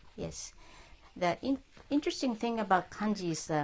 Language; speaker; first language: English; non-native, fluent; Japanese